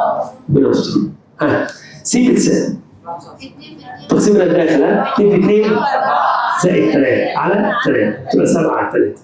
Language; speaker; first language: Arabic; native; Arabic